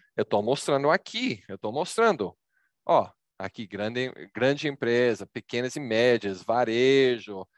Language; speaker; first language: Portuguese; non-native, fluent; English